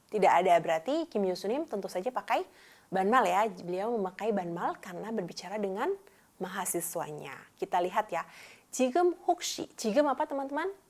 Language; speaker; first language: Indonesian; native; Indonesian